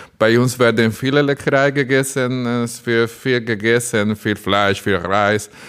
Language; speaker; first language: German; non-native, fluent; Spanish